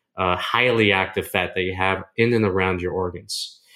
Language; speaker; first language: English; native; English